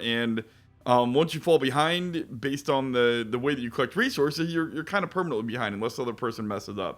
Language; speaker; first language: English; native; English